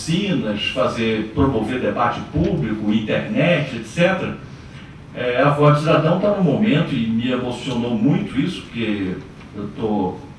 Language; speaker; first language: Portuguese; native; Portuguese